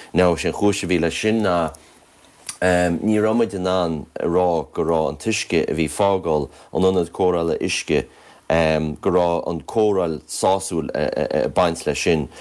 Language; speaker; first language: Irish; native; Irish